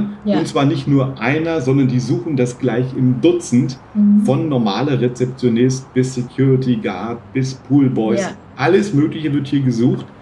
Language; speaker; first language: German; native; German